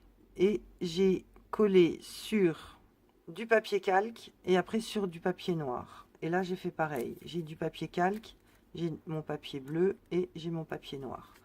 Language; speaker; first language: French; native; French